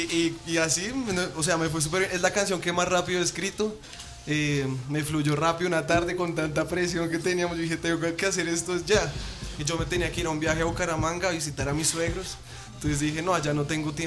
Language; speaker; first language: Spanish; native; Spanish